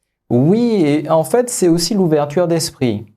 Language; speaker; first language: French; native; French